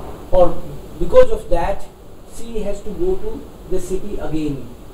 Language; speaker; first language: English; non-native, local second language; Hindi